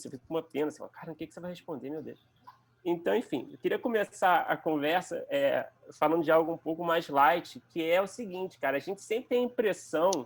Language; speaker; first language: Portuguese; native; Portuguese